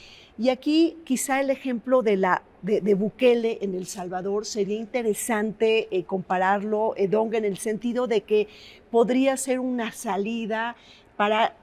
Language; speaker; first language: Spanish; native; Spanish